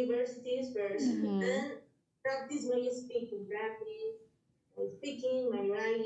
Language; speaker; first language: English; non-native, learner; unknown